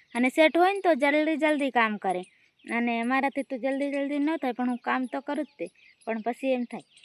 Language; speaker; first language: Gujarati; non-native, local second language; Bhili